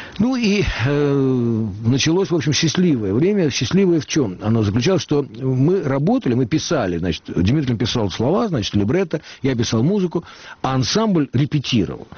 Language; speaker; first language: Russian; native; Russian